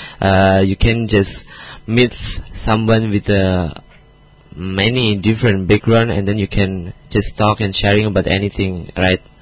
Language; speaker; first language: English; non-native, fluent; Indonesian